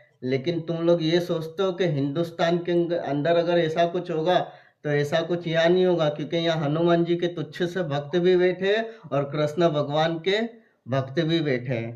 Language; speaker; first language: Hindi; native; Hindi